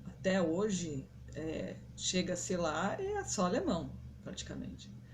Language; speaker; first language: Portuguese; non-native, local second language; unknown